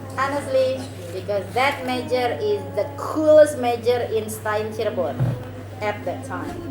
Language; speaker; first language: English; non-native, fluent; Indonesian